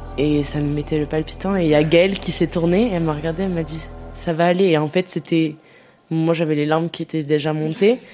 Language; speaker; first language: French; early bilingual, other home language; Dutch